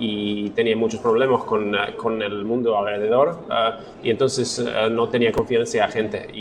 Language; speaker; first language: Spanish; non-native, fluent; Slovak